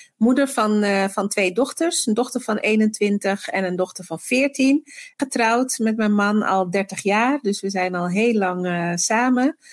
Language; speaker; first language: Dutch; early bilingual, other home language; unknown